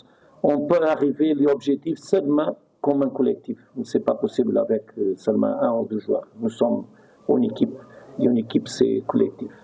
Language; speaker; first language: French; non-native, fluent; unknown